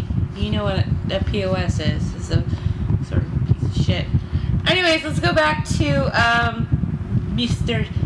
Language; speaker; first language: English; native; English